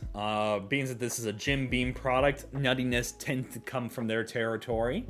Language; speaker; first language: English; native; English